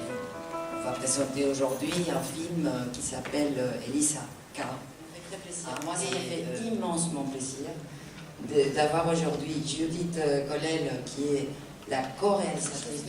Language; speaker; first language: French; non-native, fluent; Spanish